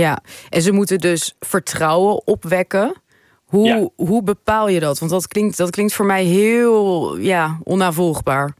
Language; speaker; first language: Dutch; native; Dutch